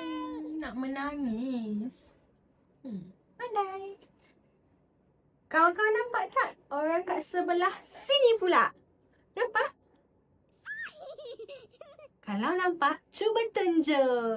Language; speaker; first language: Malay; native; Malay